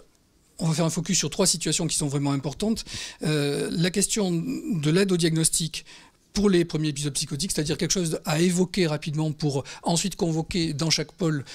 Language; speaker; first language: French; native; French